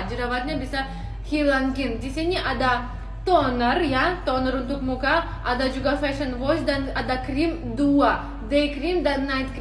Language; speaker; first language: Indonesian; non-native, learner; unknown